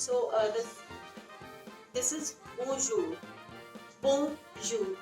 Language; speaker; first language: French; non-native, fluent; Hindi